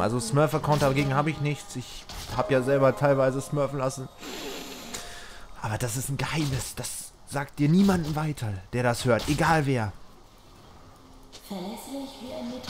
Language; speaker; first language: German; native; German